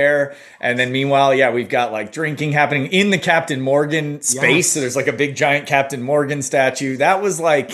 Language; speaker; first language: English; native; English